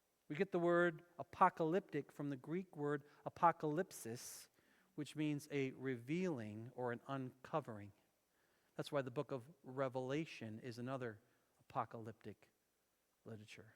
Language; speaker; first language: English; native; English